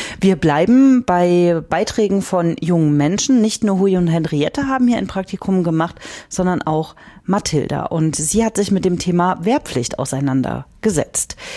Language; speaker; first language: German; native; German